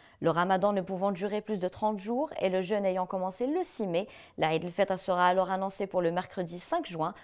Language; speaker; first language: French; non-native, local second language; Arabic